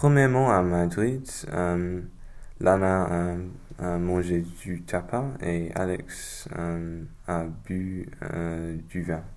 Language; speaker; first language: French; non-native, learner; English